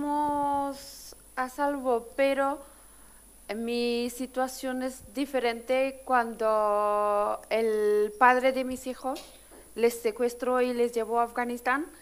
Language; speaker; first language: Spanish; non-native, fluent; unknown